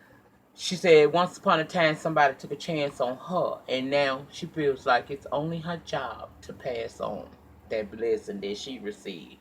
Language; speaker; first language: English; native; English